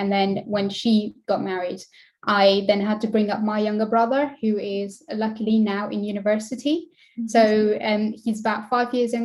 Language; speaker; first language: English; native; English